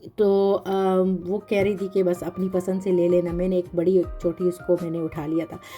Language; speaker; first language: Urdu; non-native, local second language; Pashto